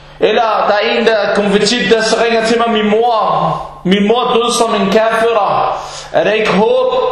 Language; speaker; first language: Danish; early bilingual, other home language; Arabic